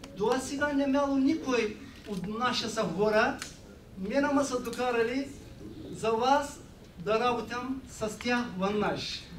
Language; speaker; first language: Bulgarian; non-native, local second language; Turkish